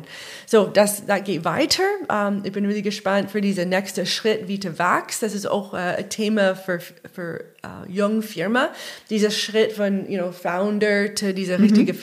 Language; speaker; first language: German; non-native, learner; English